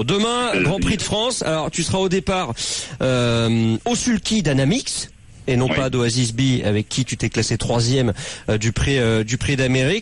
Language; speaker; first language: French; native; French